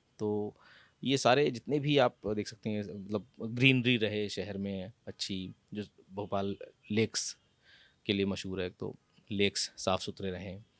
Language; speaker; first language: Hindi; native; Hindi